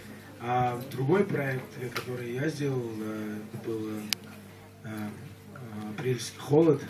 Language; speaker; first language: Russian; non-native, local second language; Georgian